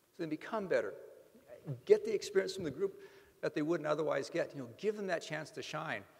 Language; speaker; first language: English; native; English